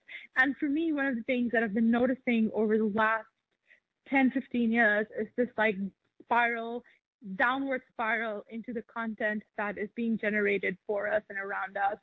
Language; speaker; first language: English; non-native, local second language; Urdu